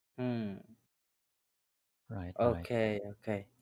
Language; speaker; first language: English; non-native, learner; Indonesian